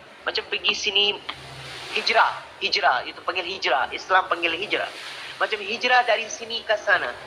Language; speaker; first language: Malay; non-native, learner; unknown